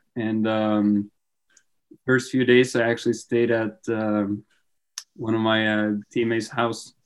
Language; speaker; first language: English; non-native, fluent; Norwegian